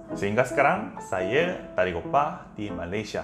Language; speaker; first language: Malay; non-native, learner; Korean